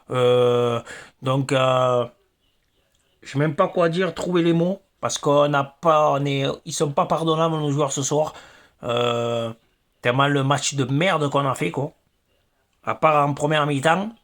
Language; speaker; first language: French; native; French